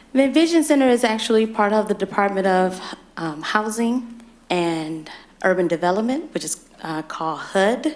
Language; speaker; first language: English; native; English